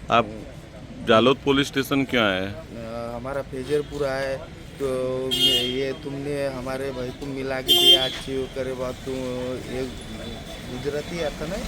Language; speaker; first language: Hindi; non-native, local second language; Marathi